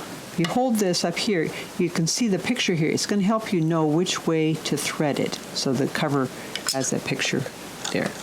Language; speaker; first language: English; native; English